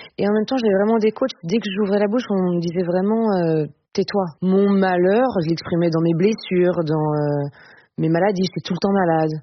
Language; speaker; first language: French; native; French